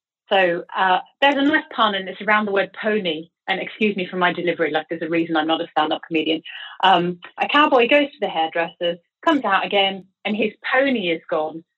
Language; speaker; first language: English; native; English